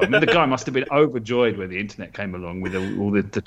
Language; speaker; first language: English; native; English